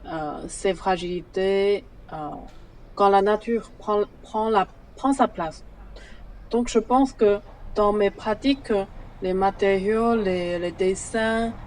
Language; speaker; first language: French; non-native, fluent; Chinese